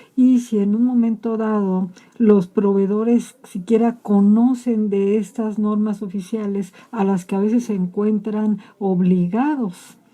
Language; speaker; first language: Spanish; native; Spanish